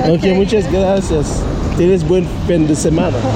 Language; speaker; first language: Spanish; non-native, learner; Haitian Creole